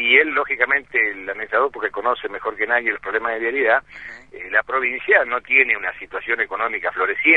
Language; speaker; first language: Spanish; native; Spanish